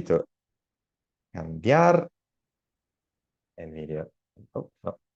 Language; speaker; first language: Spanish; non-native, learner; Italian